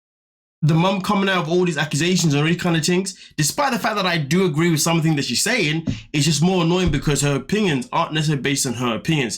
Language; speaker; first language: English; native; English